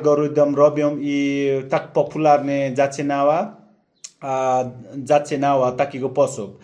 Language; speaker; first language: Polish; non-native, learner; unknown